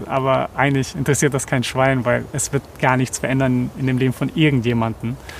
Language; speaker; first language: German; early bilingual, other home language; Serbian